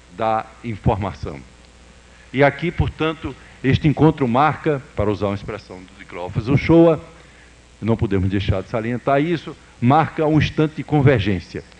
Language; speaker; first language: Portuguese; native; Portuguese